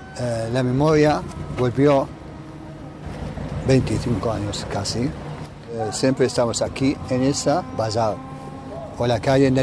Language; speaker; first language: Spanish; non-native, fluent; Arabic